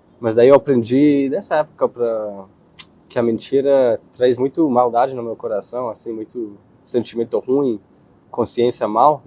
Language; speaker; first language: Portuguese; non-native, fluent; Hebrew